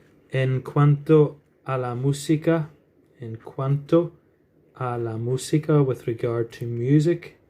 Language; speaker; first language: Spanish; non-native, fluent; English